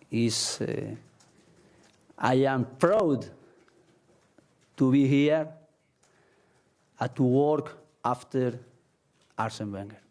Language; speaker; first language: English; non-native, learner; Spanish